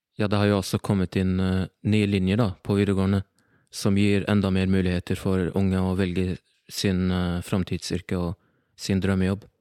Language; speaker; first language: Norwegian; early bilingual, other home language; Arabic